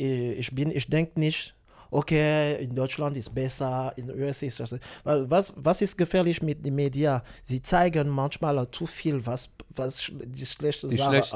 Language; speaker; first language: German; non-native, learner; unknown